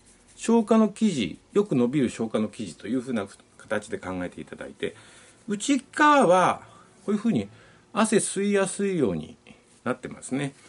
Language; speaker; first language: Japanese; native; Japanese